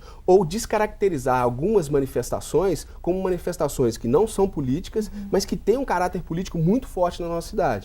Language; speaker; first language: Portuguese; native; Portuguese